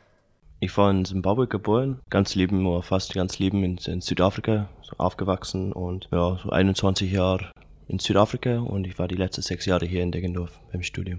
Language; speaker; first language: German; non-native, learner; English